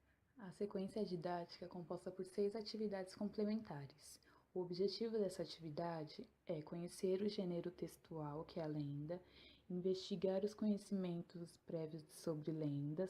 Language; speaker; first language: Portuguese; native; Portuguese